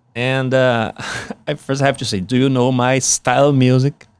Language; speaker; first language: English; non-native, fluent; Portuguese